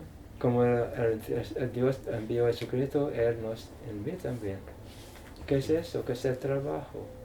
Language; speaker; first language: Spanish; non-native, learner; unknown